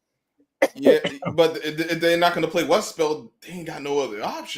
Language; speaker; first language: English; native; English